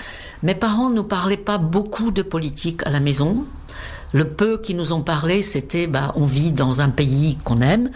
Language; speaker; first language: French; non-native, fluent; Czech